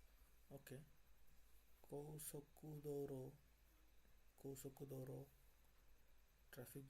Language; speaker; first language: Japanese; non-native, learner; Marathi